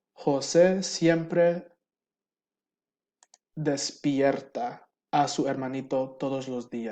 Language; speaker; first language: Spanish; non-native, fluent; English